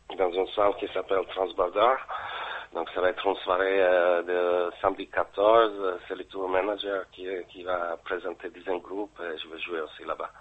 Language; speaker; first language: French; non-native, fluent; Bosnian